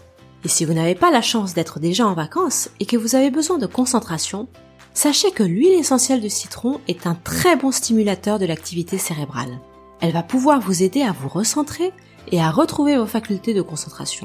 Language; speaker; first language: French; native; French